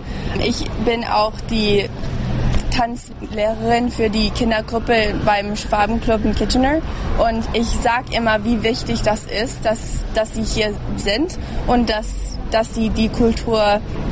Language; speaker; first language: German; early bilingual, heritage; German